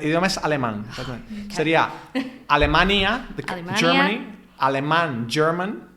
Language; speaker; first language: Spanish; non-native, fluent; English